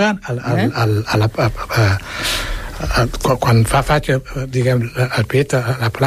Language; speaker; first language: Catalan; non-native, fluent; Wolof